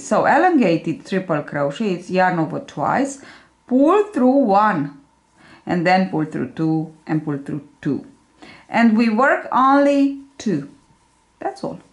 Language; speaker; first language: English; non-native, fluent; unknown